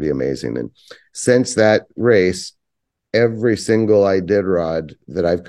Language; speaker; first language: English; native; English